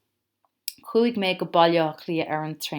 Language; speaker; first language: Irish; non-native, local second language; English